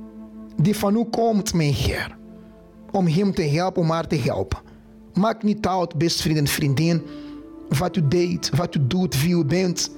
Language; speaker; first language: Dutch; non-native, fluent; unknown